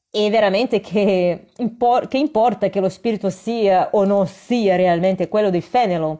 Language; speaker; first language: Italian; non-native, fluent; Portuguese